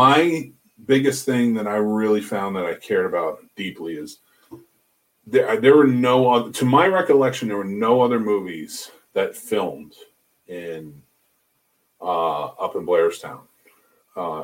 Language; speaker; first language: English; native; English